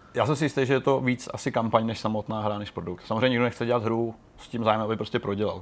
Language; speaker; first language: Czech; native; Czech